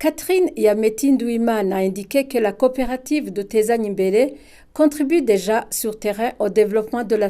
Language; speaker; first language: French; non-native, local second language; Rundi